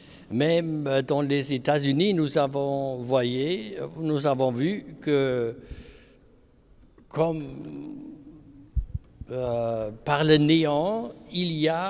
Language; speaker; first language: French; non-native, fluent; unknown